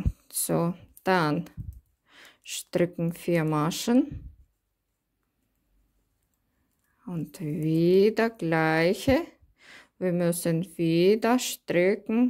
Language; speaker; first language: German; non-native, learner; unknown